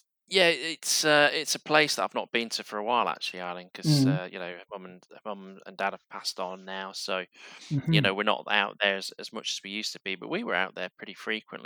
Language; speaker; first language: English; native; English